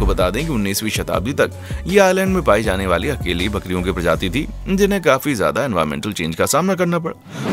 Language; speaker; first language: Hindi; native; Hindi